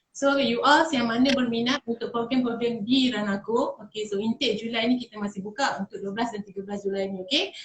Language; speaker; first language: Malay; native; Malay